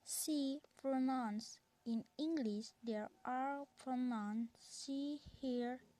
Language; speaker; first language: English; non-native, learner; Indonesian